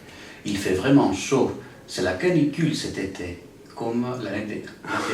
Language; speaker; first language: French; non-native, learner; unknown